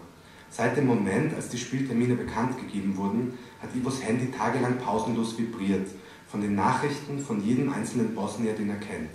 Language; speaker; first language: German; native; German